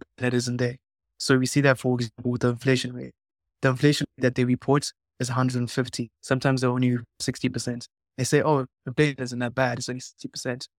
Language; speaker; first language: English; non-native, local second language; Shona